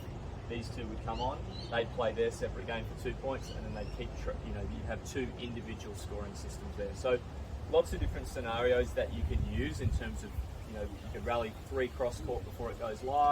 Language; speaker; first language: English; native; English